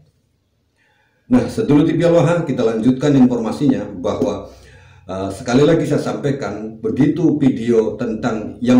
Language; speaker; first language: Indonesian; native; Indonesian